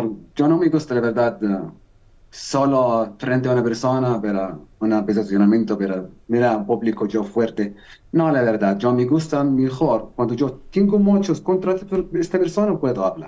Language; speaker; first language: Spanish; non-native, learner; Arabic